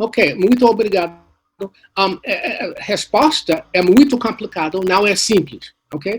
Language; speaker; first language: Portuguese; non-native, learner; English